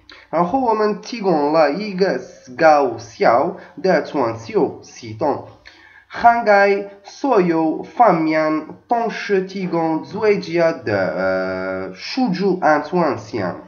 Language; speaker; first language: Chinese; non-native, learner; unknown